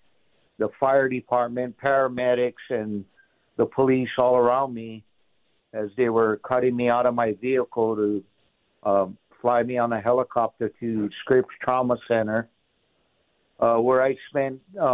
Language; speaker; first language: English; native; English